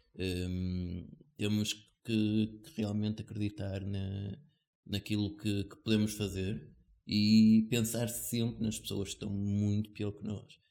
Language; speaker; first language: Portuguese; native; Portuguese